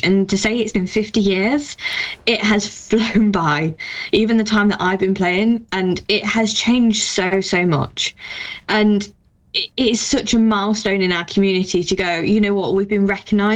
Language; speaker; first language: English; native; English